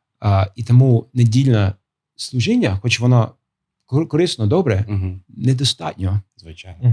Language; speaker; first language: Ukrainian; non-native, fluent; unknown